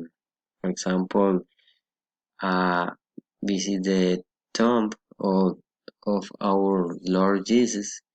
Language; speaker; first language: English; non-native, learner; Spanish